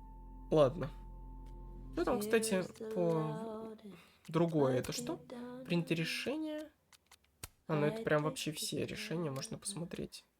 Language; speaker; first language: Russian; native; Russian